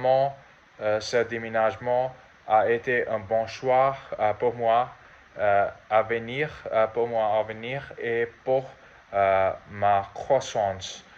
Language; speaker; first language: French; non-native, learner; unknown